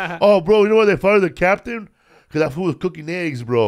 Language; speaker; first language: English; early bilingual, other home language; Spanish